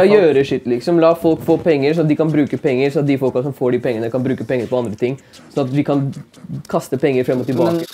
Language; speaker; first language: Norwegian; native; Norwegian